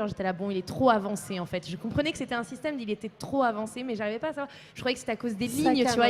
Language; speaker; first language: French; native; French